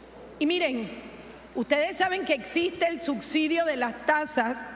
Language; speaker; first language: Spanish; native; Spanish